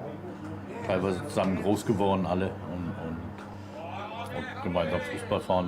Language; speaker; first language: German; native; German